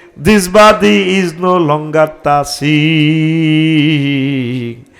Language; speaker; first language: English; non-native, local second language; Bangla